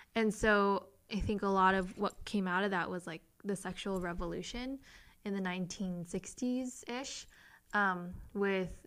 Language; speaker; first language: English; native; English